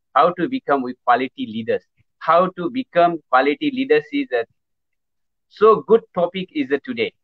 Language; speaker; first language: English; non-native, learner; Nepali